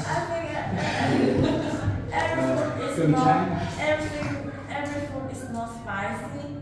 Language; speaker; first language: English; non-native, learner; Vietnamese